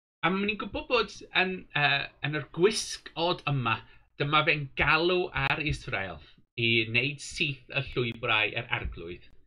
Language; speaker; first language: Welsh; non-native, local second language; English